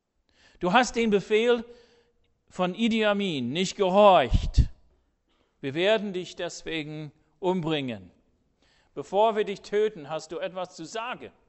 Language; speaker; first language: German; non-native, fluent; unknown